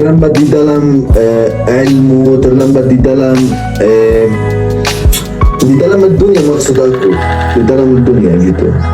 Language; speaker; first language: Indonesian; non-native, learner; Arabic